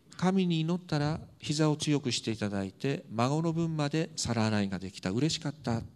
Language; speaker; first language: Japanese; native; Japanese